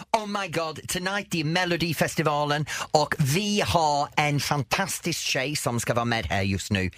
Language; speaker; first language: Swedish; non-native, fluent; English